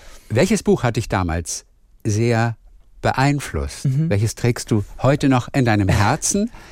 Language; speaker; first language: German; native; German